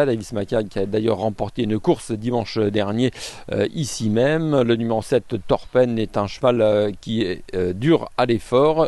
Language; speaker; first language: French; native; French